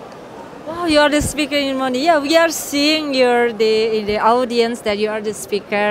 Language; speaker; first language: English; non-native, learner; Indonesian